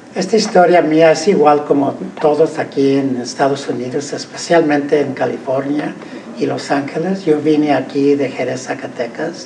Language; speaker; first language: Spanish; early bilingual, heritage; Spanish